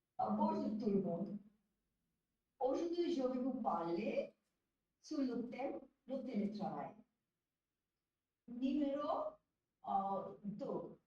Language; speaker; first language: French; non-native, learner; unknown